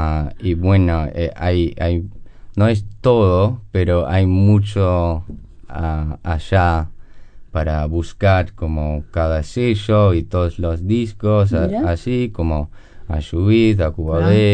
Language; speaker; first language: Spanish; non-native, learner; English